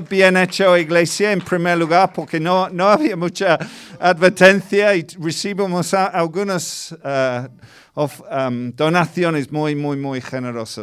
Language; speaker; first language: Spanish; non-native, fluent; English